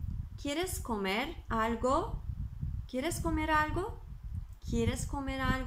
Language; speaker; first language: Spanish; non-native, fluent; Turkish